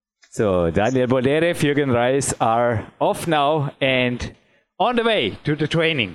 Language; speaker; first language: English; non-native, fluent; German